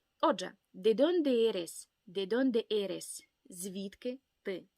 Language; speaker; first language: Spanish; non-native, fluent; Ukrainian